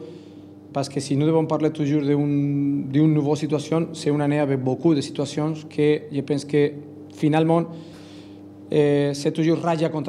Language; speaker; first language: French; non-native, learner; Spanish